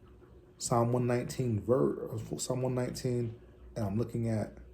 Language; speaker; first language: English; native; English